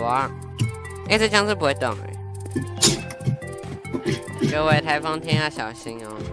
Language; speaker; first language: Chinese; native; Chinese